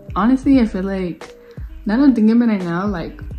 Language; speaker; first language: English; native; English